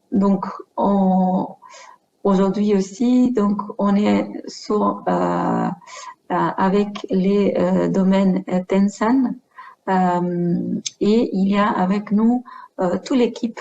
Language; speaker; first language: French; non-native, fluent; Spanish